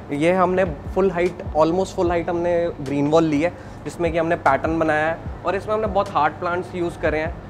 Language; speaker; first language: Hindi; native; Hindi